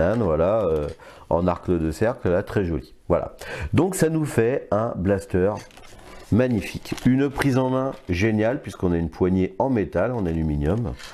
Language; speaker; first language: French; native; French